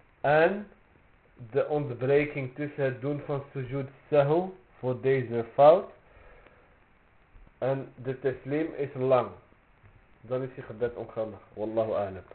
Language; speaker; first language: Dutch; early bilingual, other home language; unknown